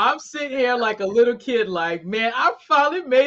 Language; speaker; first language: English; native; English